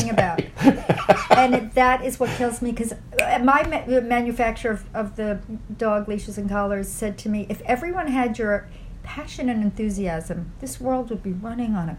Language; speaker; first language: English; native; English